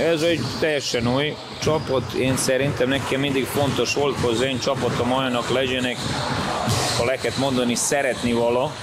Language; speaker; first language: Hungarian; non-native, fluent; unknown